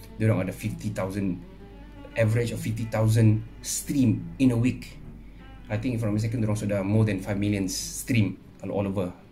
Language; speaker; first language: English; non-native, local second language; Malay